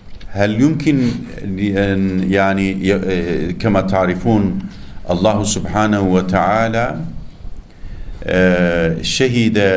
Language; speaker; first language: Arabic; non-native, fluent; Turkish